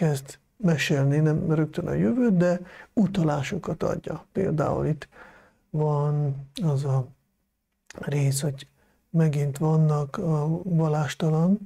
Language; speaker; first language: Hungarian; non-native, fluent; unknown